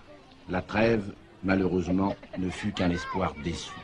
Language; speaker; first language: French; native; French